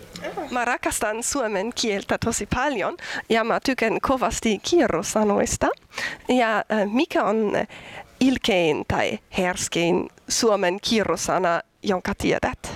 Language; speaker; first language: Finnish; non-native, learner; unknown